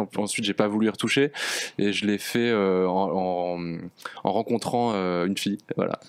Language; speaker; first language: French; native; French